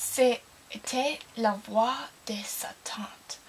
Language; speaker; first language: French; non-native, learner; English